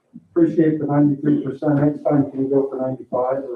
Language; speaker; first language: English; native; English